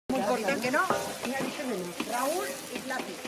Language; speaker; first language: Spanish; native; Spanish